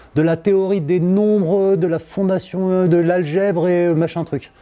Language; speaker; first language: French; native; French